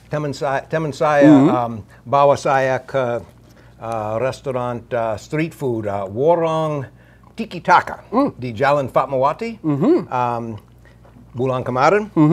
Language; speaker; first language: Indonesian; non-native, learner; English